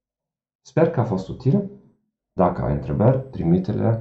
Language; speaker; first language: Romanian; non-native, fluent; German